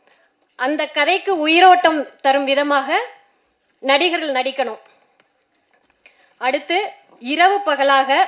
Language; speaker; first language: Tamil; native; Tamil